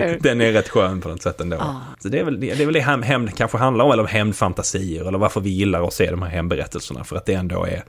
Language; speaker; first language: Swedish; native; Swedish